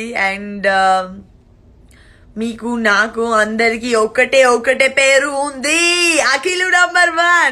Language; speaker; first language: Telugu; non-native, learner; Gujarati